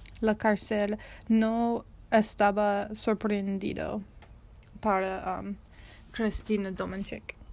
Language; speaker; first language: Spanish; non-native, learner; English